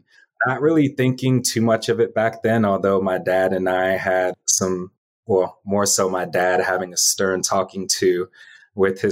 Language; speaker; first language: English; native; English